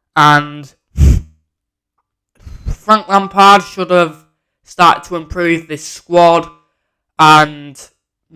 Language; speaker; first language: English; native; English